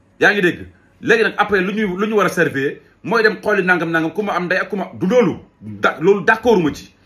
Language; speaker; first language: Wolof; native; Wolof